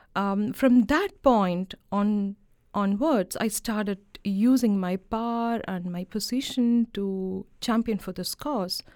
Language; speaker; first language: English; non-native, local second language; Malayalam